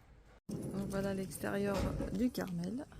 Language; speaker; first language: French; native; French